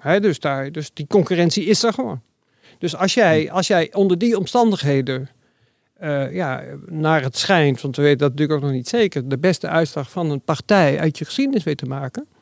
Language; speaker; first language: Dutch; native; Dutch